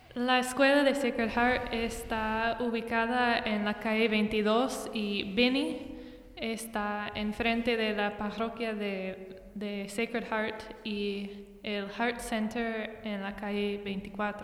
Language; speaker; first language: Spanish; non-native, fluent; English